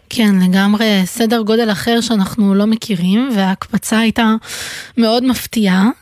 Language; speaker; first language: Hebrew; native; Hebrew